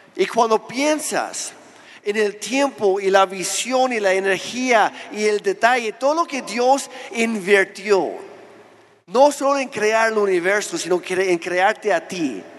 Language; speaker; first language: Spanish; non-native, fluent; English